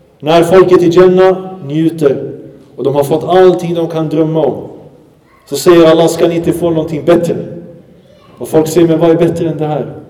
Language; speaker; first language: Swedish; early bilingual, other home language; Arabic